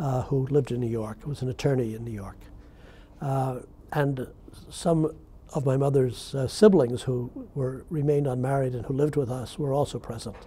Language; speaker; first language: English; native; English